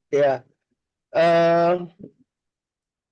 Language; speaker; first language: English; non-native, learner; Indonesian